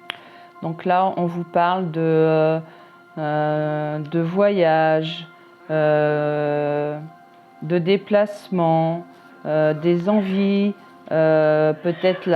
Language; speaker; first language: French; native; French